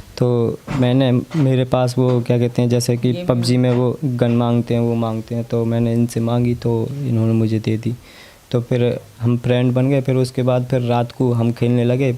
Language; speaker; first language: Hindi; native; Hindi